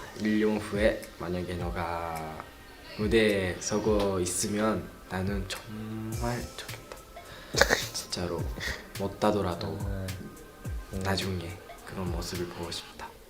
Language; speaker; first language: Korean; non-native, learner; Japanese